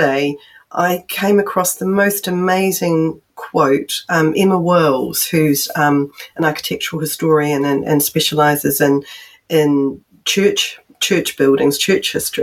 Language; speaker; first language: English; native; English